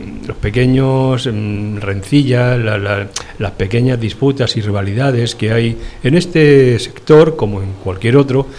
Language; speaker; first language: Spanish; native; Spanish